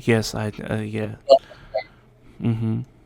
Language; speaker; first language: English; non-native, fluent; Russian